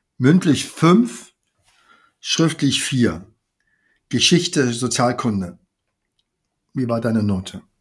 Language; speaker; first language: German; early bilingual, other home language; Arabic